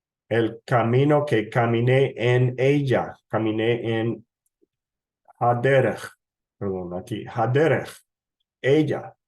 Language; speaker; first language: Spanish; non-native, fluent; English